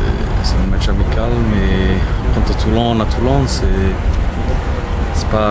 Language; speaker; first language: French; non-native, learner; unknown